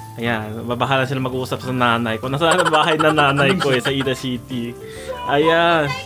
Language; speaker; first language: Filipino; early bilingual, heritage; Japanese